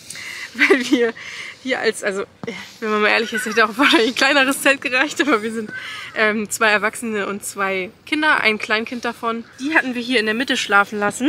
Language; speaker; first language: German; native; German